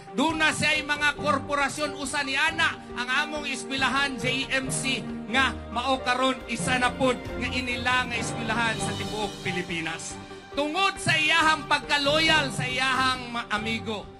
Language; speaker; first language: Cebuano; native; Cebuano